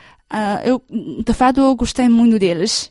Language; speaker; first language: Portuguese; non-native, fluent; Chinese